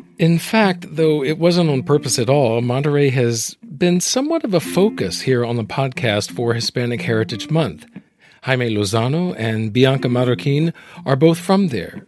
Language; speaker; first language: English; native; English